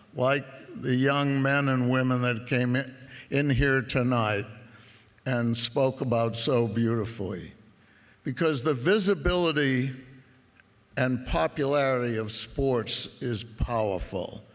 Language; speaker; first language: English; native; English